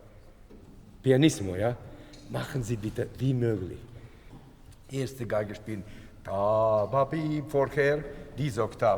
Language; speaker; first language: German; non-native, fluent; Latvian